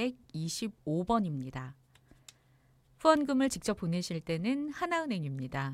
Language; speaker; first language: Korean; native; Korean